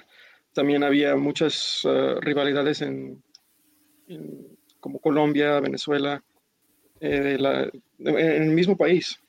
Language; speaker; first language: Spanish; early bilingual, heritage; English